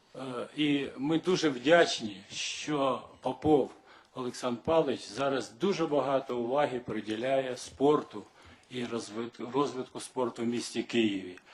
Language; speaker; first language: Ukrainian; native; Ukrainian